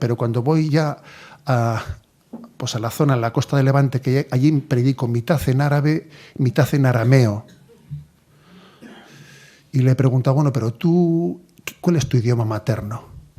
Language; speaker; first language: Spanish; native; Spanish